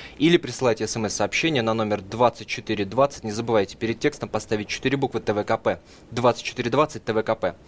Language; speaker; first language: Russian; native; Russian